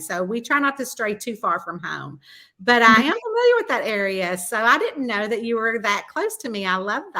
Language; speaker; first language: English; native; English